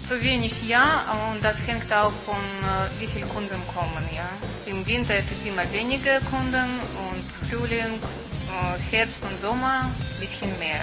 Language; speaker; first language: German; non-native, fluent; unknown